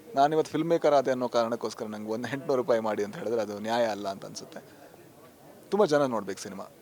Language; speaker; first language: Kannada; non-native, local second language; Tulu